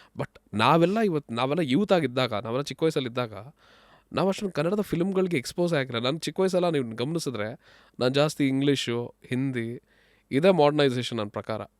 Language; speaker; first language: Kannada; non-native, local second language; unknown